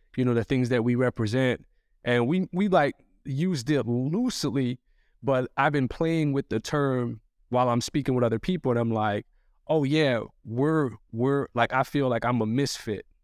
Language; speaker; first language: English; early bilingual, other home language; Arabic